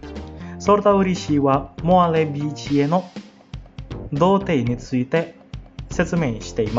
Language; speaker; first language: Japanese; non-native, fluent; Indonesian